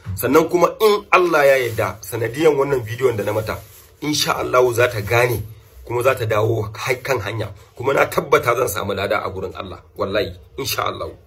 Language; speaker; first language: Hausa; non-native, local second language; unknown